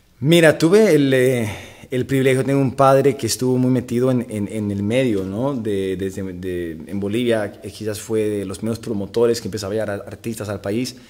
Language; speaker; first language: Spanish; native; Spanish